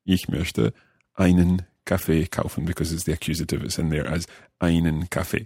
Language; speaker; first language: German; non-native, learner; English